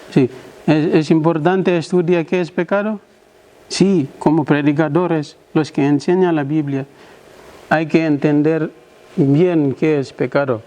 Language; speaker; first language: Spanish; non-native, learner; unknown